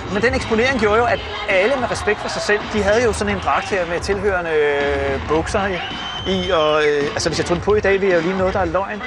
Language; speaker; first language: Danish; native; Danish